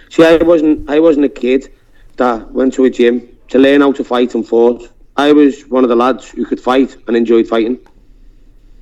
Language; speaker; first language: English; native; English